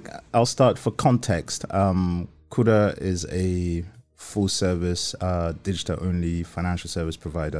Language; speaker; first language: English; non-native, local second language; Yoruba